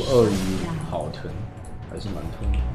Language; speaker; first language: Chinese; native; Chinese